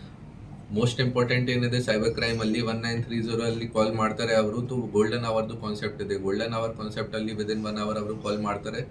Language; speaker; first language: Kannada; non-native, local second language; Hindi